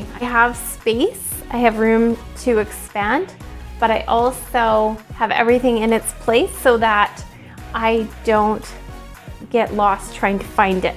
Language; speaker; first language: English; native; English